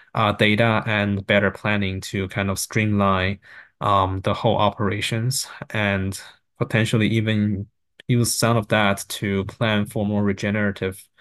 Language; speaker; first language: English; non-native, fluent; Chinese